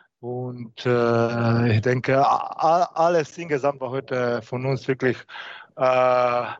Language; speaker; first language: German; non-native, learner; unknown